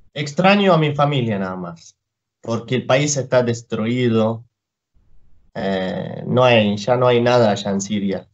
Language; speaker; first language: Spanish; non-native, fluent; Arabic